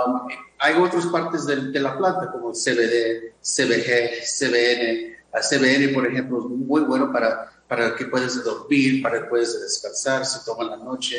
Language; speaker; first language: Spanish; non-native, fluent; English